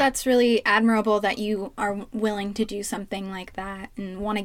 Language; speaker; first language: English; early bilingual, other home language; Spanish